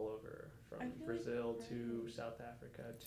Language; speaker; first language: English; non-native, local second language; Cantonese